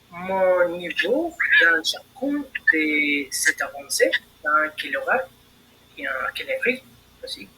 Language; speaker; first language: French; non-native, learner; Spanish